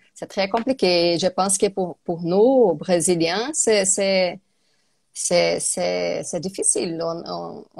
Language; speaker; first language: French; non-native, learner; Portuguese